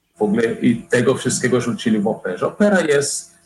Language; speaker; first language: Polish; non-native, fluent; Portuguese